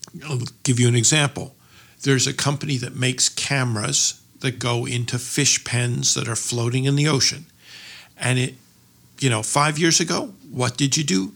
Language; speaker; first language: English; native; English